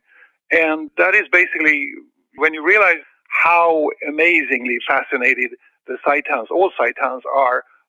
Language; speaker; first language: English; non-native, fluent; Swedish